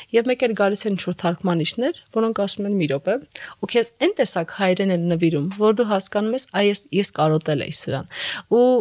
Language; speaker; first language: Armenian; native; Armenian